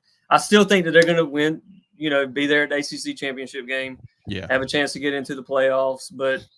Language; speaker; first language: English; native; English